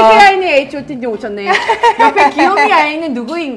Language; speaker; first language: Korean; native; Korean